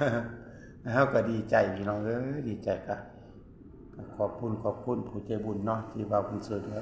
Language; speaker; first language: Thai; non-native, local second language; Northeastern Thai